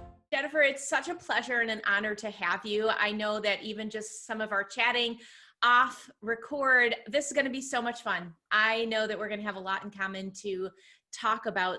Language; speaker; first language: English; native; English